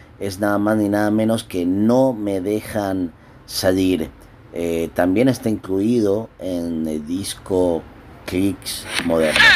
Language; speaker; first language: Spanish; native; Spanish